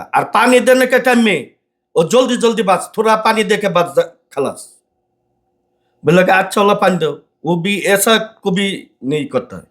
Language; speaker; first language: Hindi; non-native, learner; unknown